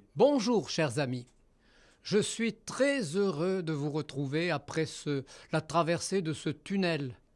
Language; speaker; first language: French; native; French